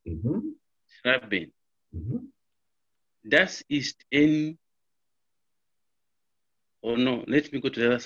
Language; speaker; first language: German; non-native, learner; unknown